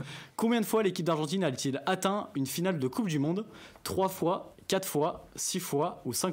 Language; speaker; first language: French; native; French